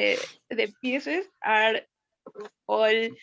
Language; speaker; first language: English; non-native, learner; Spanish